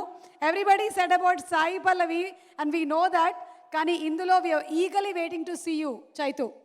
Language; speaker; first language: Telugu; native; Telugu